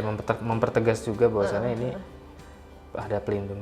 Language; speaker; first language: Indonesian; native; Indonesian